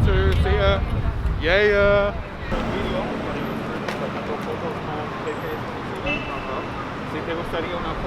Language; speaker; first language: Spanish; non-native, learner; English